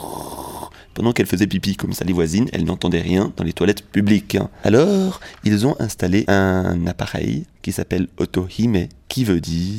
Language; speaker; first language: French; native; French